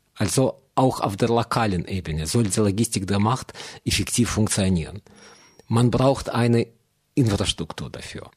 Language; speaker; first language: German; non-native, fluent; Russian